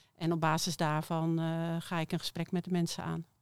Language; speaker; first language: Dutch; native; Dutch